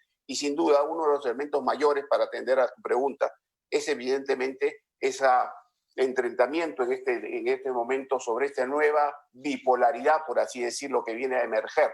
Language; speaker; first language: Spanish; native; Spanish